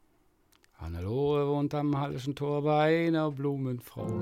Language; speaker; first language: German; native; German